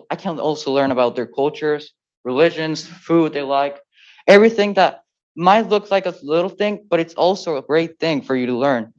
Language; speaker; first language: English; early bilingual, other home language; Spanish